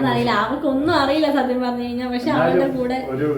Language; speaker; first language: Malayalam; native; Malayalam